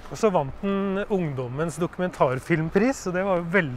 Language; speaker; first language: Norwegian; native; Norwegian